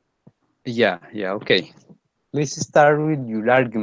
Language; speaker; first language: English; non-native, fluent; Spanish